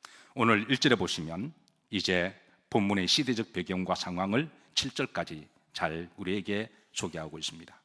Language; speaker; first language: Korean; native; Korean